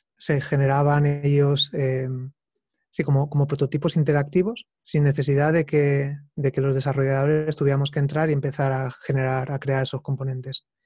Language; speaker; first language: Spanish; native; Spanish